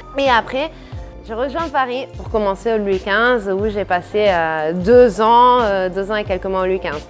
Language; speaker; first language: French; non-native, fluent; Italian